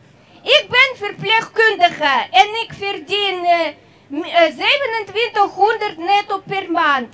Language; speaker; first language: Dutch; non-native, fluent; Russian